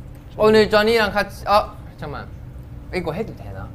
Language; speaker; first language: Korean; non-native, fluent; Thai